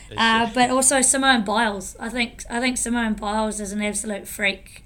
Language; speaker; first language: English; native; English